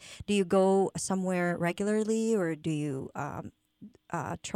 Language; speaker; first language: English; non-native, local second language; Filipino